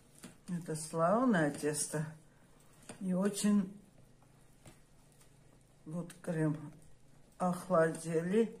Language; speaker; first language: Russian; non-native, local second language; Armenian